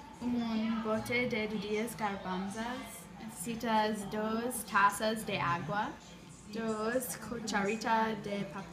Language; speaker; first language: Spanish; non-native, learner; English